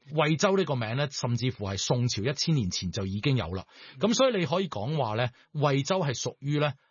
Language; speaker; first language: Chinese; non-native, local second language; Cantonese